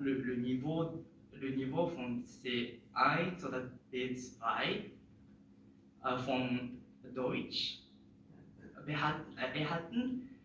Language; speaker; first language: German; non-native, learner; Japanese